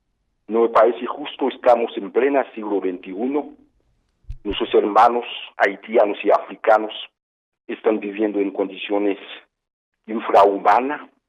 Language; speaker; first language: Spanish; non-native, fluent; Haitian Creole